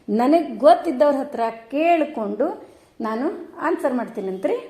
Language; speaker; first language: Kannada; native; Kannada